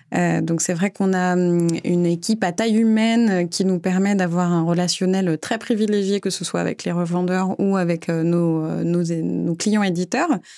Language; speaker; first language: French; native; French